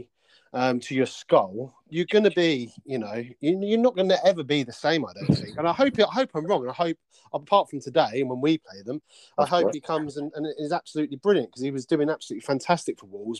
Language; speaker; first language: English; native; English